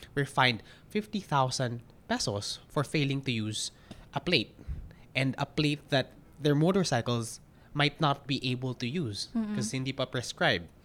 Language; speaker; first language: English; non-native, local second language; Filipino